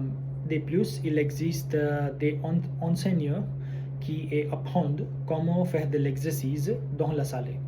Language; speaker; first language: French; non-native, learner; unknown